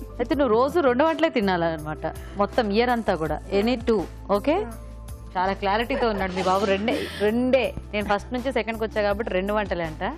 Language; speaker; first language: Telugu; native; Telugu